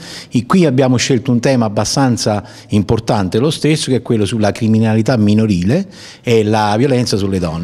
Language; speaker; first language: Italian; native; Italian